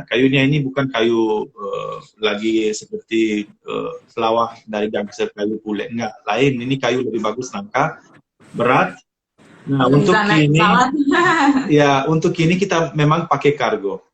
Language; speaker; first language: Indonesian; non-native, fluent; Romanian